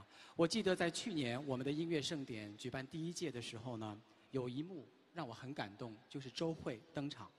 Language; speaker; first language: Chinese; native; Chinese